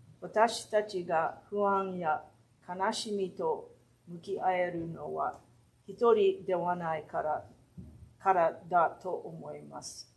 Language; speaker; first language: Japanese; early bilingual, heritage; Japanese